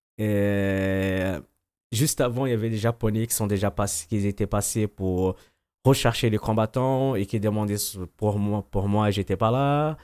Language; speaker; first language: French; non-native, fluent; Portuguese